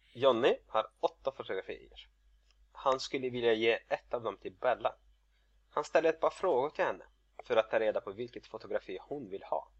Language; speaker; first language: Swedish; non-native, fluent; Russian